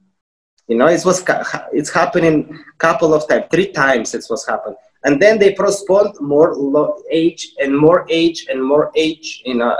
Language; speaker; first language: English; non-native, fluent; Russian